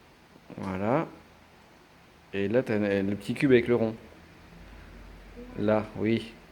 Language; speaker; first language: French; native; French